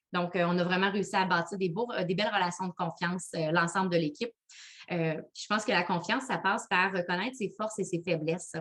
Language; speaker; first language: French; native; French